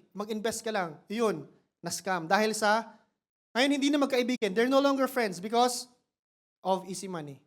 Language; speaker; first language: Filipino; non-native, local second language; Cebuano